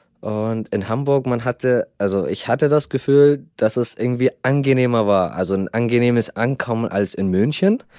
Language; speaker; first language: German; non-native, fluent; Arabic